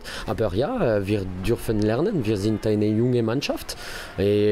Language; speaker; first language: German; non-native, learner; French